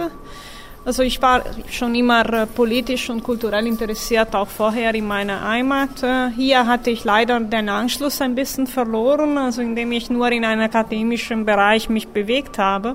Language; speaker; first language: German; non-native, fluent; Italian